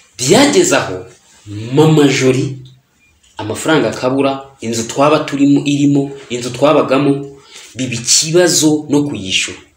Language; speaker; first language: Kinyarwanda; early bilingual, heritage; Kinyarwanda